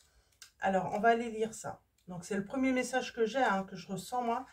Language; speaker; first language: French; native; French